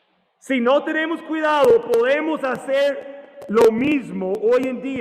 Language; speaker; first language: Spanish; non-native, learner; English